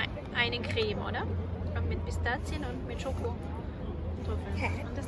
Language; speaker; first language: German; early bilingual, other home language; Russian